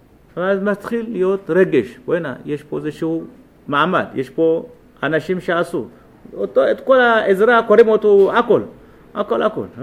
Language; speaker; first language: Hebrew; non-native, fluent; Amharic